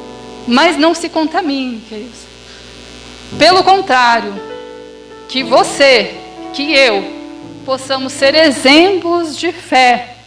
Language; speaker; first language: Portuguese; native; Portuguese